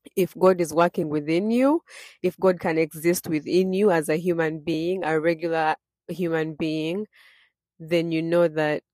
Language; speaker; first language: English; non-native, local second language; Ganda